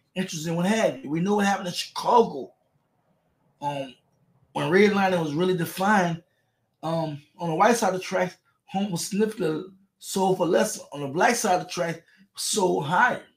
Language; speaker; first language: English; native; English